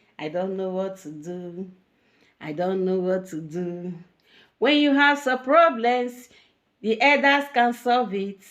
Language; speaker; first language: Nigerian Pidgin; native; Nigerian Pidgin